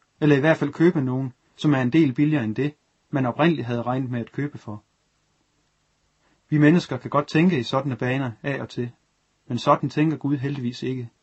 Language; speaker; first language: Danish; native; Danish